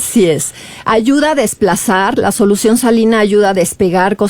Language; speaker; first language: Spanish; native; Spanish